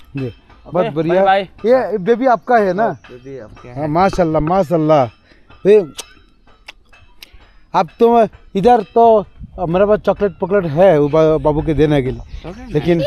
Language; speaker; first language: Hindi; non-native, learner; Bangla